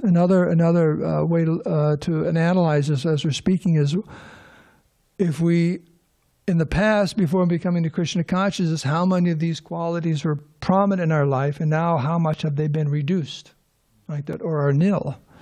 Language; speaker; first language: English; native; English